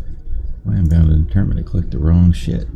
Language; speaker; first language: English; native; English